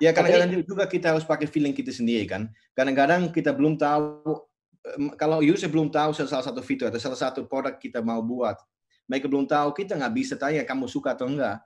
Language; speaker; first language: Indonesian; non-native, fluent; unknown